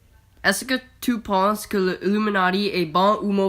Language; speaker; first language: French; non-native, learner; English